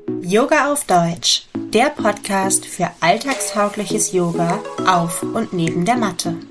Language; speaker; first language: German; native; German